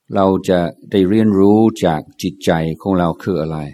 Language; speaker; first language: Thai; non-native, fluent; English